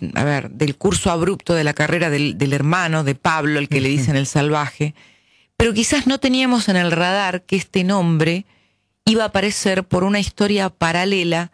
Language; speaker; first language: Spanish; native; Spanish